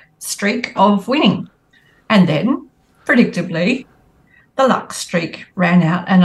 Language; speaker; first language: English; native; English